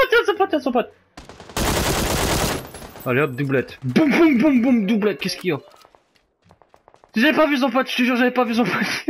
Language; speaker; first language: French; native; French